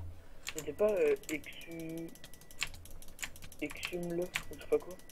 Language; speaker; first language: French; native; French